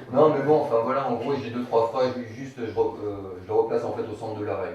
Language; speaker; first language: French; native; French